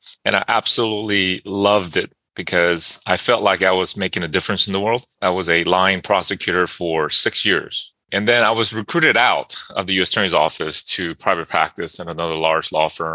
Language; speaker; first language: English; early bilingual, other home language; Korean